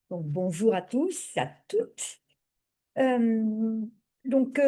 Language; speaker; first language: French; native; French